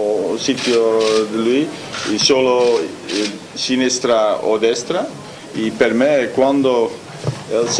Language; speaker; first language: Italian; non-native, learner; Dutch